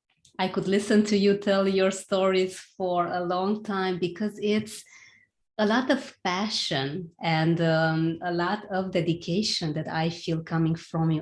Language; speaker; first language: English; non-native, fluent; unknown